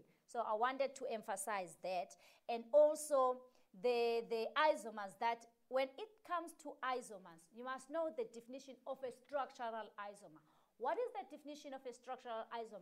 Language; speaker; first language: English; non-native, local second language; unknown